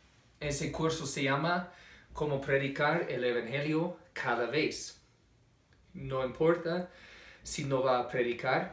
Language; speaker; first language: Spanish; non-native, fluent; English